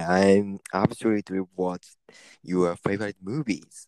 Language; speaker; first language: English; non-native, learner; Japanese